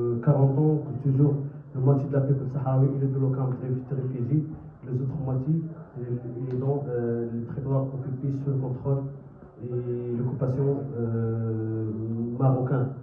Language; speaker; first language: French; non-native, learner; Arabic